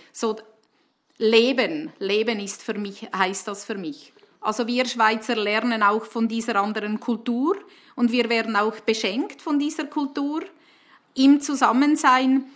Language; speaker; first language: German; native; German